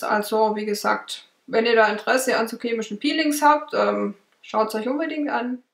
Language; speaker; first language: German; native; German